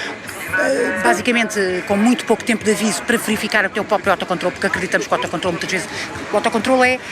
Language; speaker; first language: Portuguese; native; Portuguese